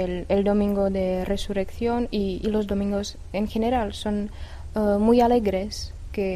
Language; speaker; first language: Spanish; non-native, fluent; Czech